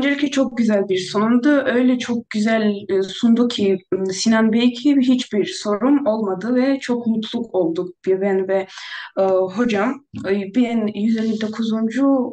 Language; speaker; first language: Turkish; non-native, learner; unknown